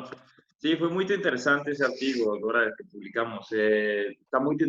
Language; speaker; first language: Spanish; non-native, learner; Portuguese